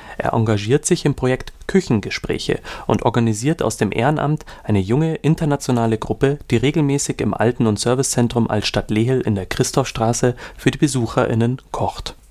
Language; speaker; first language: German; native; German